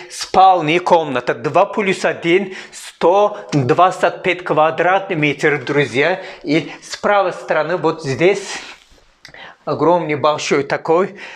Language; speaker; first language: Russian; non-native, learner; Turkish